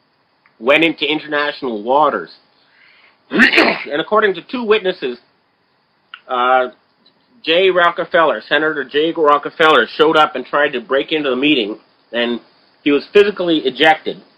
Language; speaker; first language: English; native; English